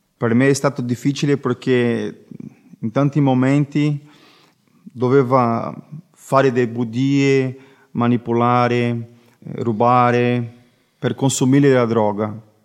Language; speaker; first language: Italian; non-native, learner; Portuguese